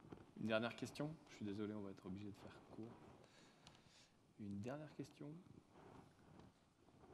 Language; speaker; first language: French; native; French